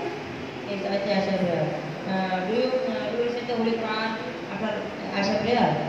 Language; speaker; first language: English; non-native, learner; Bangla